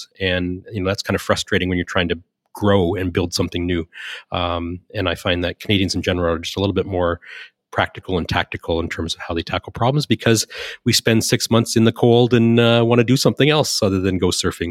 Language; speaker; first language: English; native; English